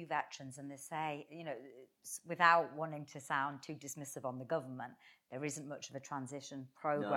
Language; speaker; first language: English; native; English